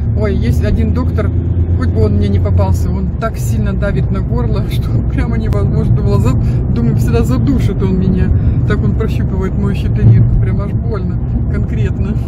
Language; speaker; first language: Russian; native; Russian